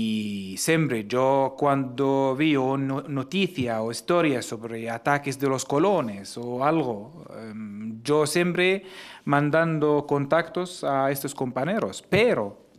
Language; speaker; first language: Spanish; non-native, fluent; Arabic